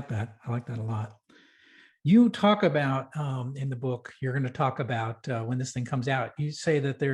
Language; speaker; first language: English; native; English